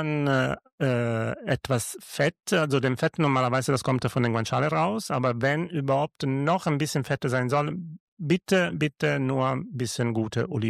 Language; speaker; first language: German; non-native, learner; Italian